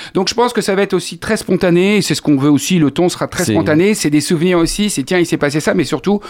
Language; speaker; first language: French; native; French